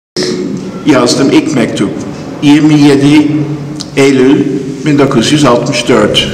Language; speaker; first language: Turkish; non-native, fluent; English